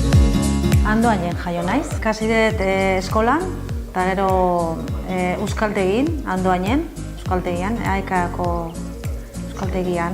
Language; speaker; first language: Basque; non-native, local second language; Spanish